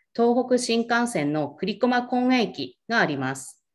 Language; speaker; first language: Japanese; native; Japanese